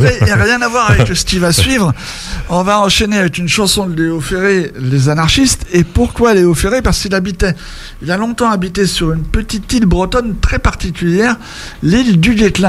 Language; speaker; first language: French; native; French